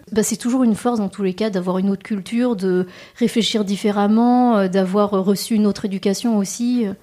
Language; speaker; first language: French; native; French